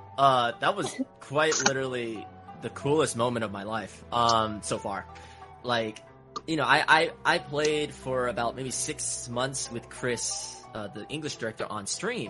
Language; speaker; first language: English; native; English